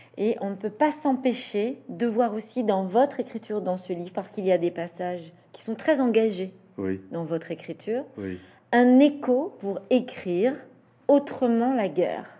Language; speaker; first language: French; native; French